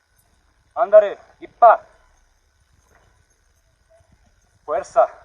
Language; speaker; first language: Spanish; non-native, learner; English